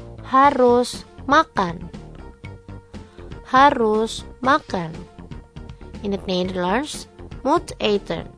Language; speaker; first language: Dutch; non-native, fluent; Indonesian